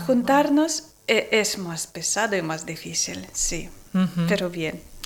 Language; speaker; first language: Spanish; non-native, learner; Ukrainian